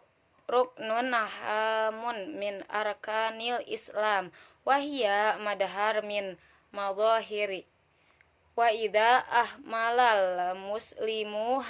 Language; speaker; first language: Arabic; non-native, learner; Indonesian